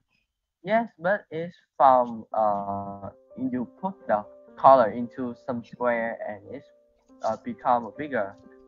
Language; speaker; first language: English; non-native, learner; Vietnamese